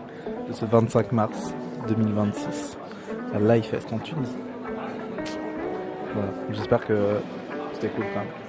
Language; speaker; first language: French; native; French